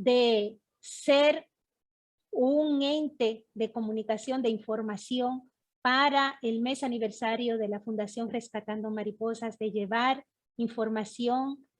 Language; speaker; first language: Spanish; native; Spanish